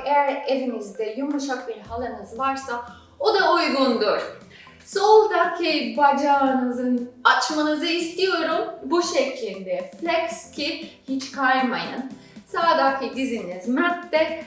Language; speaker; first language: Turkish; non-native, fluent; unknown